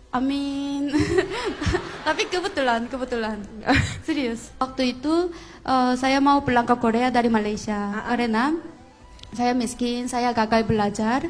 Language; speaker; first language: Indonesian; non-native, fluent; Korean